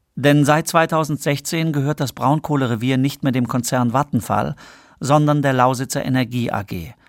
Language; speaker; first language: German; native; German